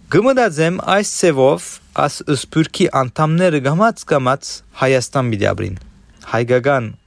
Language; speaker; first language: Armenian; early bilingual, heritage; Armenian